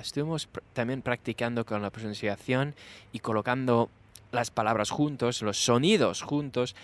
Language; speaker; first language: Spanish; non-native, fluent; English